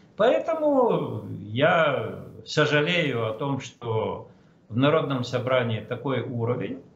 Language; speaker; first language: Russian; non-native, local second language; Romanian